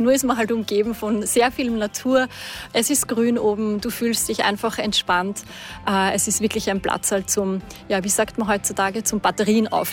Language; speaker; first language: German; native; German